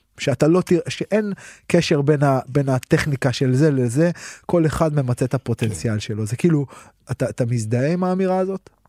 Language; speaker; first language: Hebrew; native; Hebrew